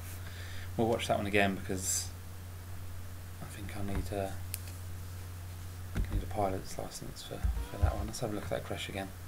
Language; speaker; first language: English; native; English